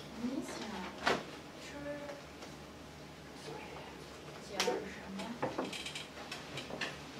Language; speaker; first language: Chinese; non-native, learner; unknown